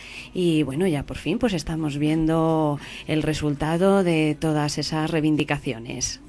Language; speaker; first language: Spanish; native; Spanish